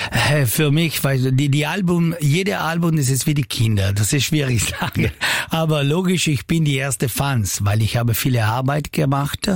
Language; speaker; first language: German; non-native, fluent; Italian